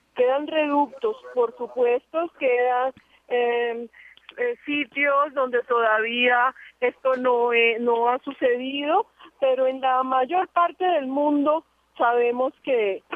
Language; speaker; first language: Spanish; native; Spanish